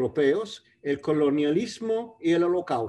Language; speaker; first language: Spanish; non-native, fluent; English